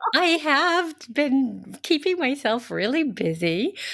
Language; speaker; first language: English; native; English